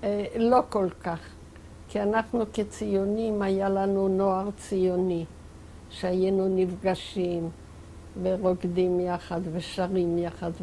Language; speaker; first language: Hebrew; non-native, fluent; Yiddish